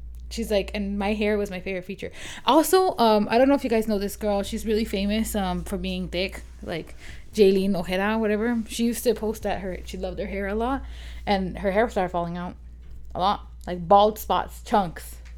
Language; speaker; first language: English; early bilingual, other home language; Spanish